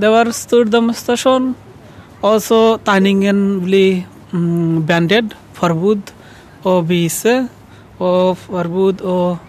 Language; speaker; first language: Norwegian; non-native, learner; Bangla